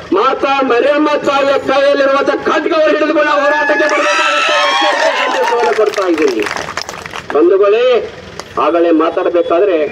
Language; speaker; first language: Kannada; non-native, local second language; Lambadi